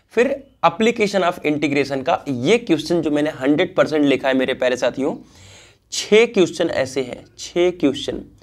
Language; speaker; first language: Hindi; native; Hindi